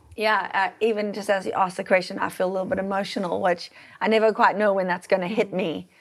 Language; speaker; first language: English; native; English